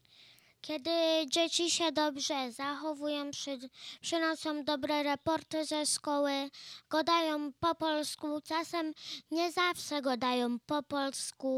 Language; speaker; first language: Polish; early bilingual, heritage; Polish